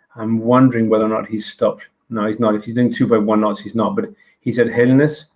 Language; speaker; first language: English; non-native, fluent; Danish